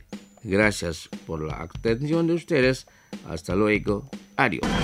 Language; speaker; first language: Spanish; non-native, fluent; Indonesian